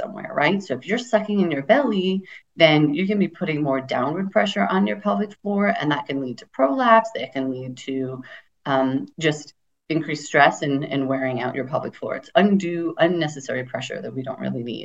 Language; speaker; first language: English; native; English